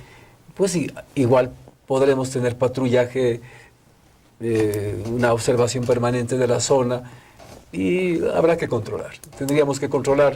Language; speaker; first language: Spanish; native; Spanish